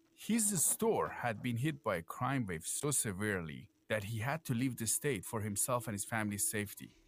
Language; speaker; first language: English; non-native, fluent; Persian